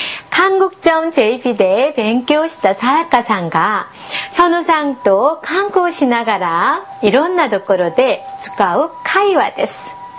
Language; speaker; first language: Japanese; non-native, fluent; Korean